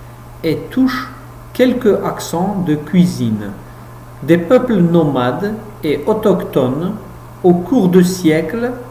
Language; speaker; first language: French; non-native, fluent; Uzbek